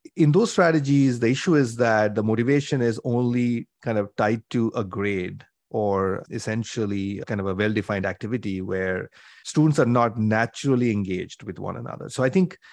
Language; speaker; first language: English; non-native, local second language; Bangla